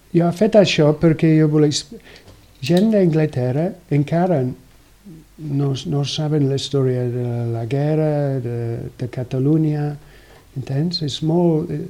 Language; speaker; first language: Catalan; non-native, learner; English